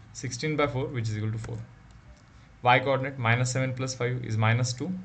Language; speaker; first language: English; non-native, local second language; Marathi